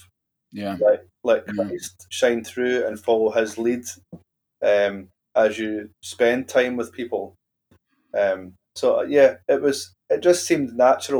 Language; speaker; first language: English; native; English